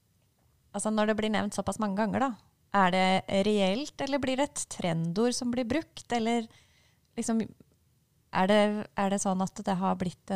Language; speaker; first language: Norwegian; native; Norwegian